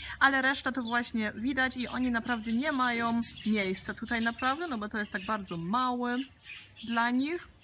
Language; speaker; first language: Polish; early bilingual, heritage; Polish